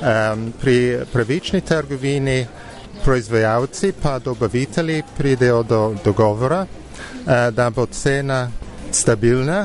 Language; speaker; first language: Slovenian; non-native, fluent; English